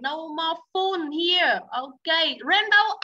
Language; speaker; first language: English; non-native, learner; Vietnamese